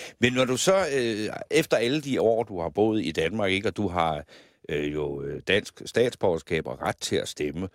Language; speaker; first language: Danish; native; Danish